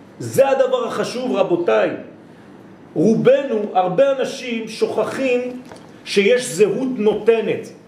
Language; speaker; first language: Hebrew; non-native, fluent; French